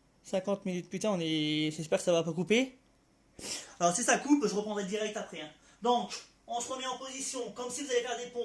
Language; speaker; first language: French; native; French